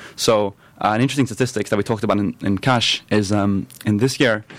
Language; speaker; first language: English; non-native, fluent; Norwegian